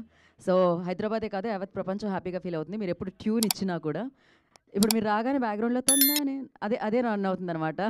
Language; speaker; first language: Telugu; native; Telugu